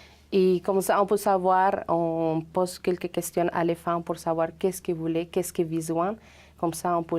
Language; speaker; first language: French; non-native, fluent; Spanish